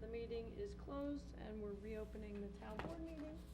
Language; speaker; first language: English; native; English